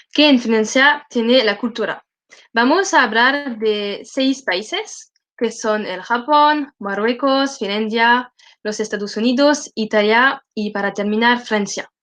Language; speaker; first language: Spanish; non-native, learner; French